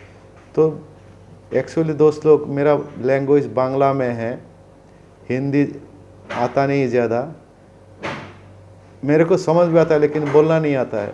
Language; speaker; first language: Hindi; non-native, learner; Bangla